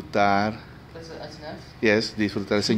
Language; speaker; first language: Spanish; non-native, learner; English